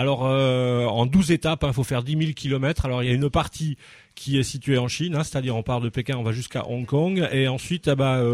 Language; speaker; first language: French; native; French